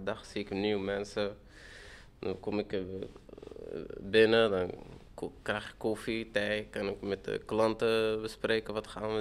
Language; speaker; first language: Dutch; non-native, fluent; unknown